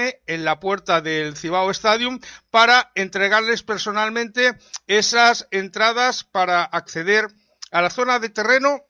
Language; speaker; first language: Spanish; native; Spanish